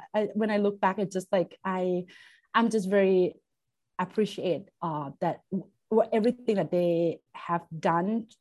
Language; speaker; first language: English; non-native, fluent; Thai